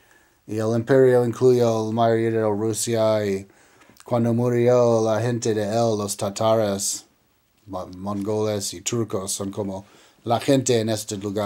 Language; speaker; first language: Spanish; non-native, learner; English